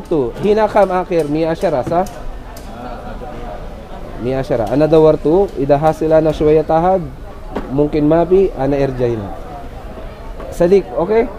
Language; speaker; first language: Arabic; non-native, learner; Filipino